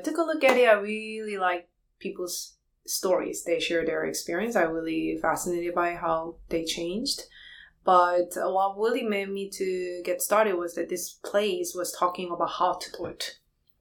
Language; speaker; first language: English; non-native, fluent; Korean